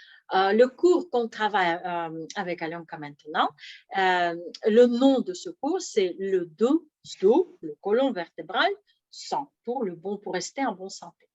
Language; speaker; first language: French; non-native, fluent; Russian